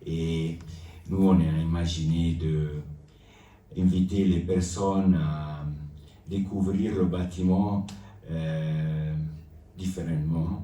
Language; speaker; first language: French; non-native, local second language; Italian